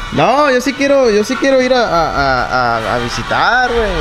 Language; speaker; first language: Spanish; early bilingual, heritage; Spanish